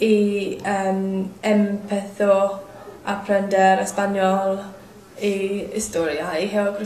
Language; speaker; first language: Spanish; non-native, learner; English